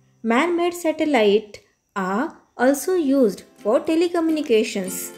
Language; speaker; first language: English; non-native, local second language; Marathi